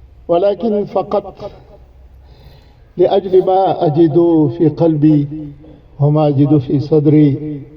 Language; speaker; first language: Arabic; non-native, fluent; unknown